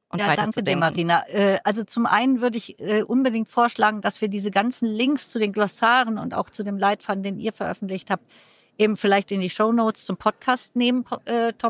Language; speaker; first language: German; native; German